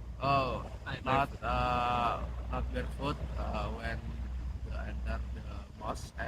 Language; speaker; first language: English; non-native, learner; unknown